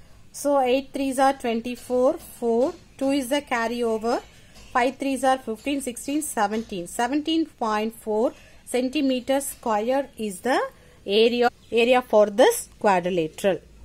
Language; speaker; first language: English; non-native, local second language; Tamil